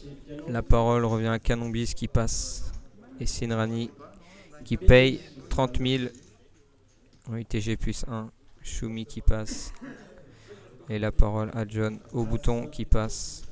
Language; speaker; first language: French; native; French